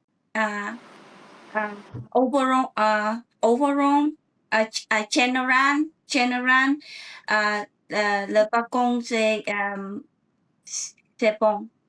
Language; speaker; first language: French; non-native, learner; Vietnamese